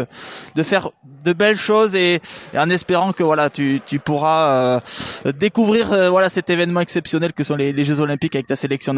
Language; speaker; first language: French; native; French